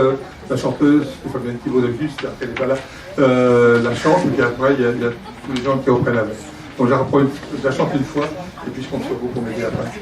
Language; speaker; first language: French; native; French